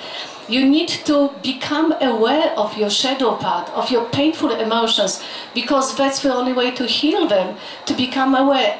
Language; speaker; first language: English; non-native, fluent; Polish